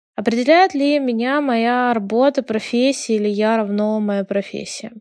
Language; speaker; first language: Russian; non-native, local second language; Ukrainian